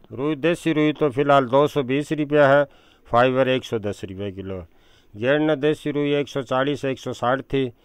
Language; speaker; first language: Hindi; native; Hindi